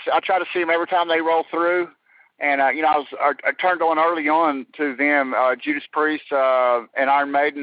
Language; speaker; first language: English; native; English